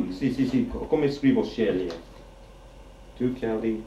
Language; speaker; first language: Italian; non-native, learner; English